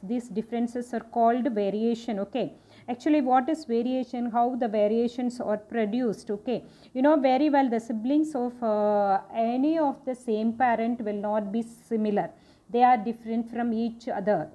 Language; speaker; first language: English; non-native, local second language; Tamil